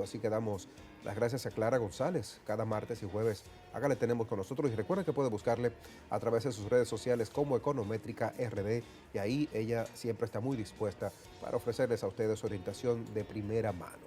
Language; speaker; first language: Spanish; native; Spanish